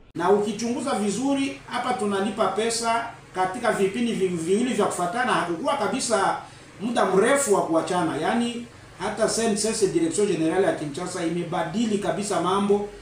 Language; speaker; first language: Swahili; native; Swahili